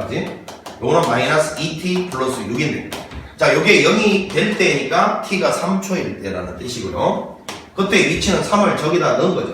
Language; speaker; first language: Korean; native; Korean